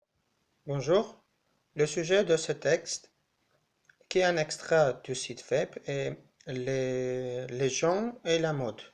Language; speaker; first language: French; non-native, learner; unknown